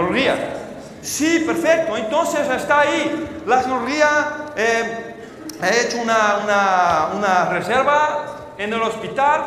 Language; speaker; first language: Spanish; non-native, fluent; Portuguese